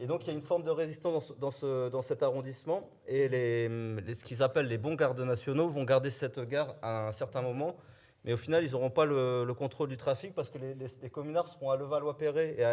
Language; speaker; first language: French; native; French